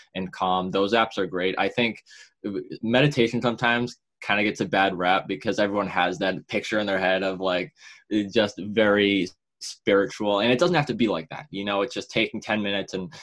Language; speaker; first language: English; native; English